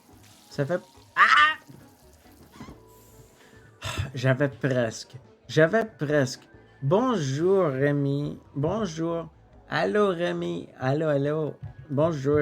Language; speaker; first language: French; non-native, local second language; English